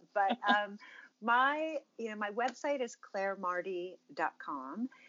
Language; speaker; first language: English; native; English